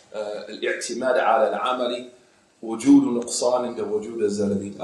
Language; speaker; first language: Arabic; non-native, fluent; English